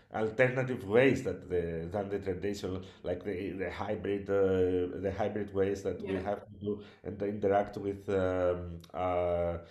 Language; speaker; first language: English; non-native, learner; Greek